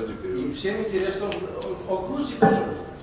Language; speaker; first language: Russian; non-native, local second language; Georgian